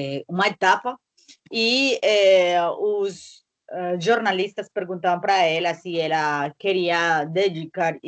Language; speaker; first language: Portuguese; non-native, learner; Spanish